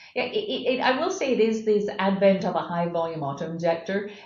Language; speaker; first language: English; native; English